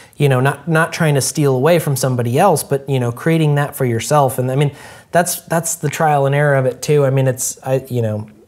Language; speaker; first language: English; native; English